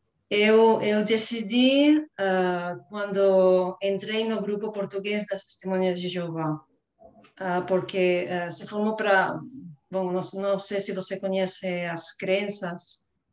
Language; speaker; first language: Portuguese; non-native, fluent; Spanish